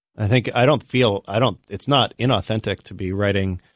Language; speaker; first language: English; native; English